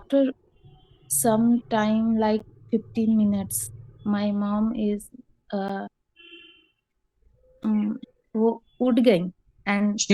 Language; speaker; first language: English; non-native, learner; Hindi